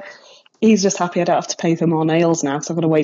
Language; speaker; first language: English; native; English